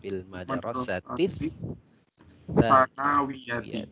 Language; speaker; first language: Arabic; non-native, fluent; Indonesian